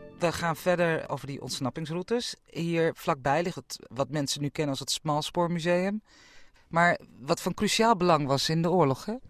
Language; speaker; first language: Dutch; native; Dutch